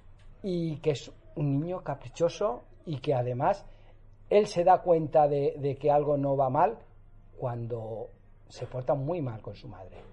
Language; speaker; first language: Spanish; native; Spanish